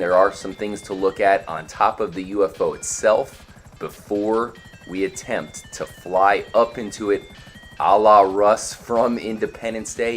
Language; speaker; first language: English; native; English